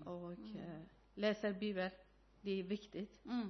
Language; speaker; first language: Swedish; non-native, learner; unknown